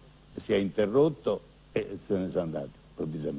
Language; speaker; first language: Italian; native; Italian